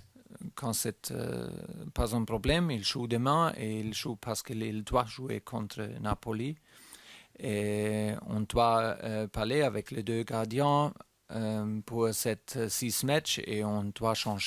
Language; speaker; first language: French; non-native, learner; German